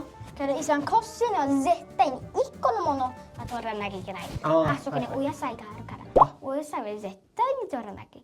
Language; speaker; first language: Japanese; early bilingual, heritage; Japanese